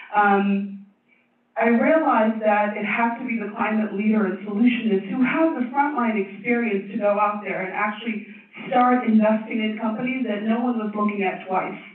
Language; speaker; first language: English; non-native, fluent; Chinese